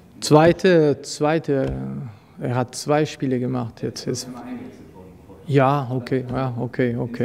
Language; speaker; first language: German; non-native, fluent; French